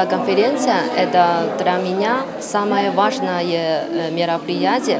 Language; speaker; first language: Russian; non-native, learner; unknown